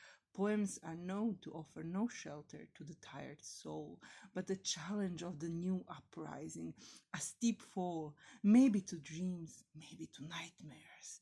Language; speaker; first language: English; non-native, fluent; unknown